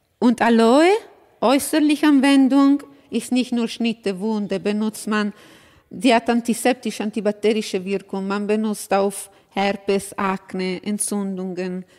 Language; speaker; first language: German; non-native, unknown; Italian